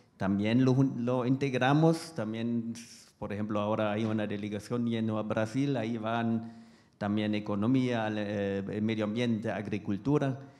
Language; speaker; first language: Spanish; non-native, fluent; German